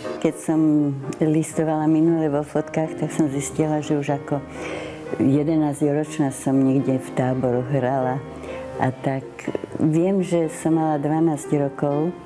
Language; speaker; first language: Slovak; native; Slovak